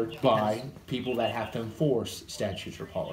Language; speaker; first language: English; native; English